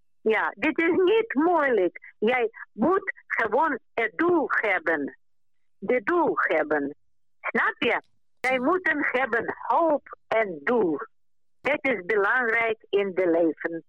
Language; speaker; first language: Dutch; non-native, local second language; Ukrainian